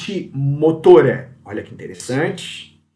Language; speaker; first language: Portuguese; native; Portuguese